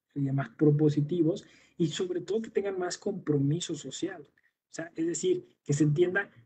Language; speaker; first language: Spanish; native; Spanish